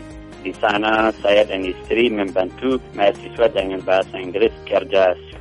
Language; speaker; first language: Indonesian; non-native, learner; English